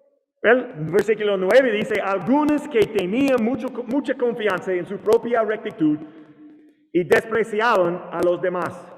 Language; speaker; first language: Spanish; non-native, learner; English